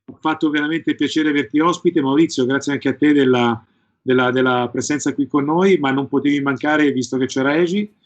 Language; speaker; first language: Italian; native; Italian